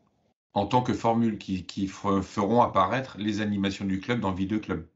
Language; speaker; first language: French; native; French